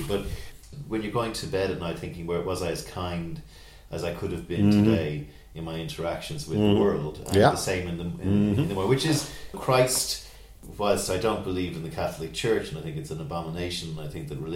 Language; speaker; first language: English; native; English